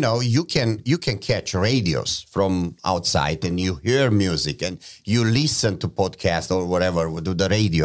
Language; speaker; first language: English; non-native, fluent; Romanian